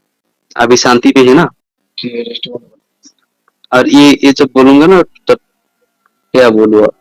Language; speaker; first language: Hindi; non-native, fluent; Bangla